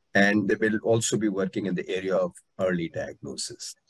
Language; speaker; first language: English; non-native, local second language; Hindi